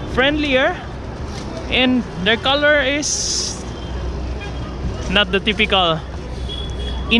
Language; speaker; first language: English; non-native, local second language; Filipino